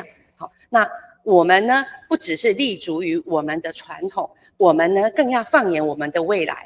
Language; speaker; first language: Chinese; native; Chinese